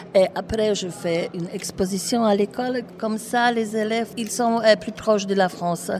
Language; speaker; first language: French; non-native, fluent; Polish